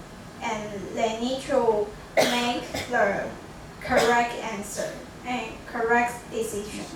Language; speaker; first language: English; non-native, learner; Chinese